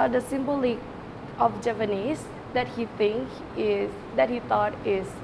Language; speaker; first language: English; non-native, learner; Thai